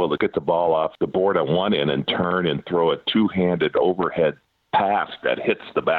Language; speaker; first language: English; native; English